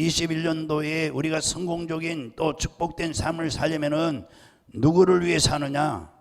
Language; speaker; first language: Korean; native; Korean